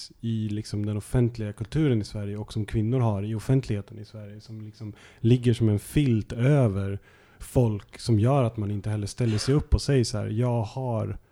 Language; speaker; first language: Swedish; native; Swedish